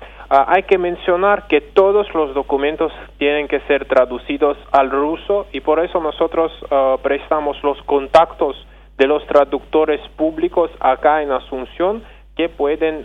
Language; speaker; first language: Spanish; non-native, fluent; Russian